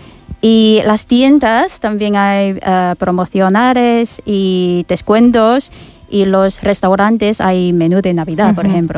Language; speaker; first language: Spanish; non-native, fluent; Chinese